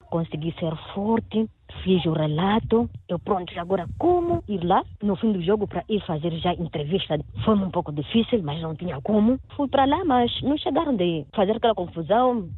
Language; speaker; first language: Portuguese; non-native, local second language; Makhuwa